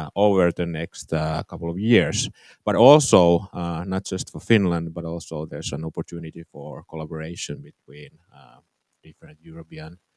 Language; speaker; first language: English; non-native, fluent; Finnish